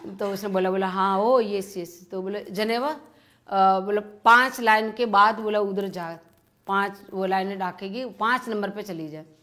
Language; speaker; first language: Hindi; native; Hindi